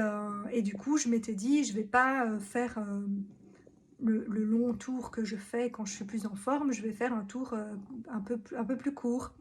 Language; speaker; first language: French; native; French